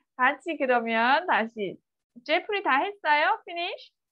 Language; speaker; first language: Korean; native; Korean